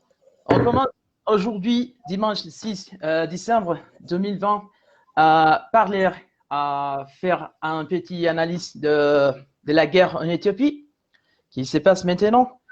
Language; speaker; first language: French; non-native, fluent; Spanish